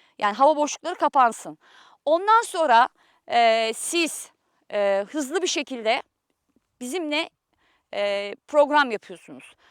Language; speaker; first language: Turkish; native; Turkish